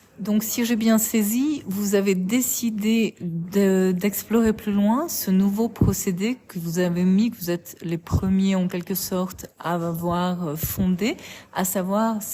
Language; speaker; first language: French; native; French